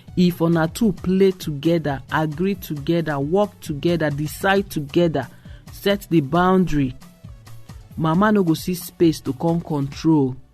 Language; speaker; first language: Nigerian Pidgin; non-native, local second language; Igbo